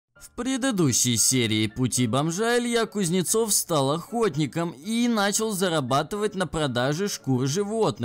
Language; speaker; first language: Russian; native; Russian